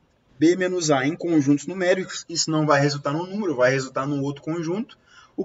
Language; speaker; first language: Portuguese; native; Portuguese